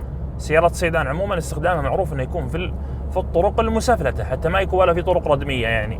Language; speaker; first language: Arabic; native; Arabic